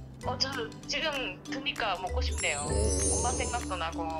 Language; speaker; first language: Korean; non-native, fluent; Japanese